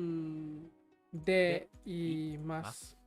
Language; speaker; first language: Japanese; non-native, learner; English